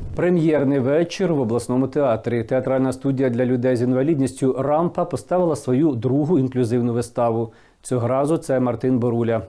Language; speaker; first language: Ukrainian; native; Ukrainian